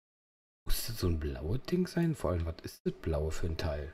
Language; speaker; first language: German; native; German